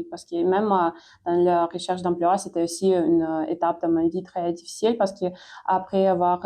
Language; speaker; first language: French; non-native, fluent; Ukrainian